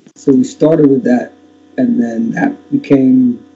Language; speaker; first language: English; native; English